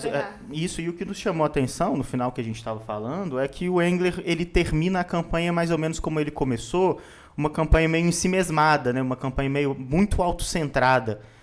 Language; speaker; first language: Portuguese; native; Portuguese